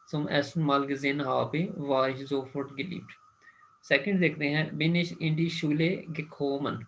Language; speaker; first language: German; non-native, fluent; Urdu